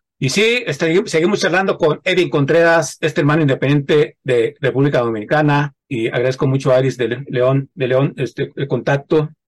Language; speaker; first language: Spanish; native; Spanish